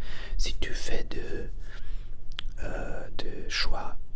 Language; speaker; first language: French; non-native, learner; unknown